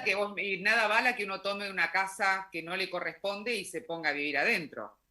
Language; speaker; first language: Spanish; native; Spanish